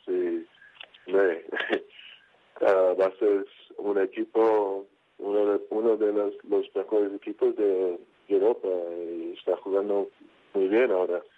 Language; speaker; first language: Spanish; non-native, fluent; English